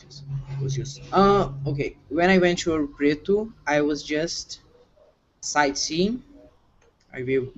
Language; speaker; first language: English; non-native, learner; Portuguese